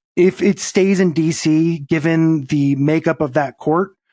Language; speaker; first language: English; native; English